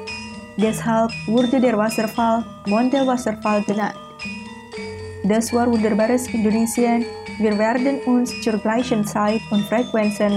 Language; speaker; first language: German; non-native, fluent; Indonesian